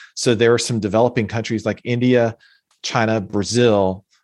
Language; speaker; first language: English; native; English